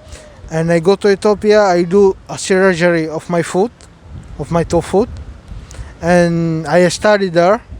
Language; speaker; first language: English; non-native, fluent; Somali